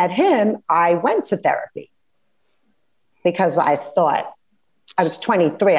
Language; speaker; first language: English; native; English